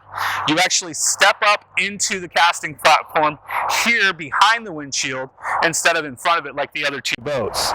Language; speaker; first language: English; native; English